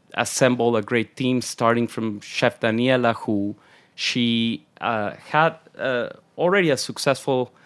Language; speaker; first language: English; non-native, fluent; Spanish